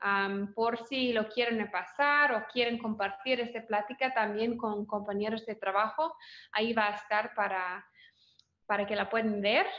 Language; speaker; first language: Spanish; non-native, fluent; English